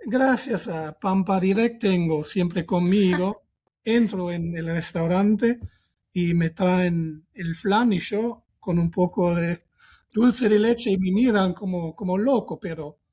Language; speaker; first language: Spanish; non-native, fluent; German